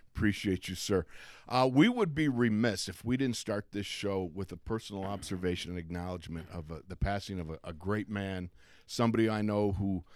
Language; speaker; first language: English; native; English